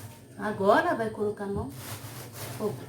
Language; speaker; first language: Portuguese; non-native, learner; Haitian Creole